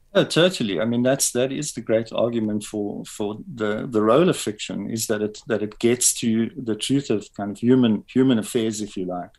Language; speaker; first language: English; native; English